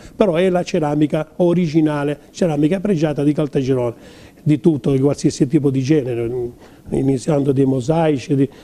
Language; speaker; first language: Italian; native; Italian